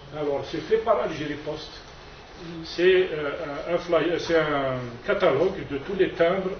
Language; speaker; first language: French; non-native, local second language; Kabyle